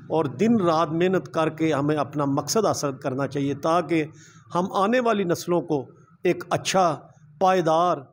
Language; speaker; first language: Urdu; non-native, local second language; Punjabi